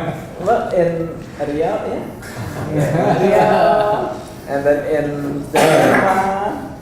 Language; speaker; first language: English; non-native, learner; Indonesian